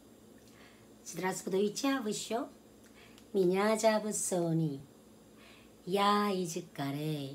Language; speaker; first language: Russian; non-native, learner; Korean